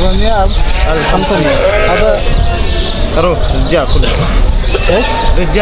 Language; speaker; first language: Arabic; non-native, learner; Hindi